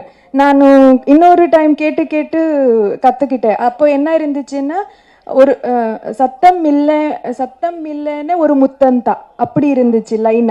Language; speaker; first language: Tamil; non-native, learner; Kannada